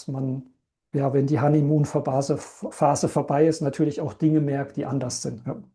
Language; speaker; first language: German; native; German